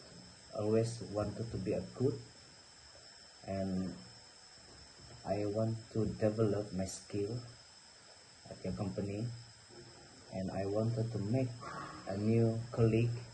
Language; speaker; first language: English; non-native, learner; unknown